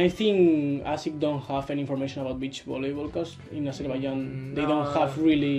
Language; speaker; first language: English; non-native, learner; Spanish